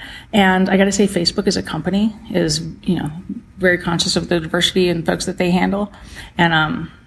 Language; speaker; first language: English; native; English